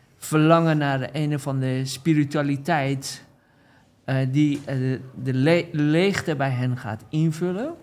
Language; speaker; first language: Dutch; non-native, fluent; Persian